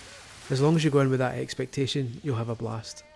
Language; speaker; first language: English; native; English